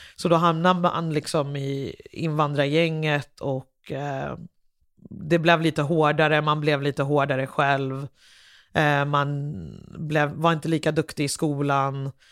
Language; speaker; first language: Swedish; early bilingual, other home language; English